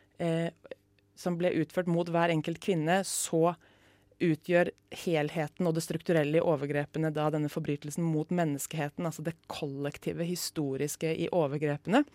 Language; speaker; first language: Norwegian; native; Norwegian